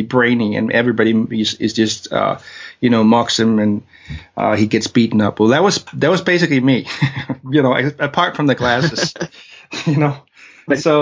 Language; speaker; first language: English; non-native, fluent; Danish